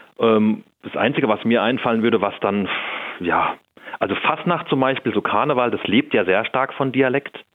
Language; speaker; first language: German; native; German